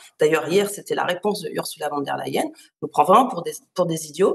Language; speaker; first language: French; native; French